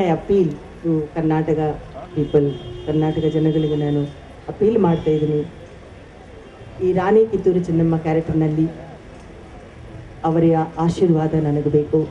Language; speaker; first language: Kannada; non-native, learner; Telugu